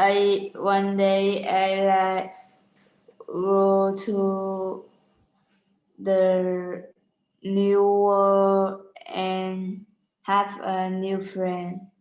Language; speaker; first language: English; non-native, learner; Vietnamese